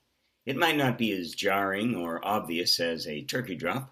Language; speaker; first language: English; native; English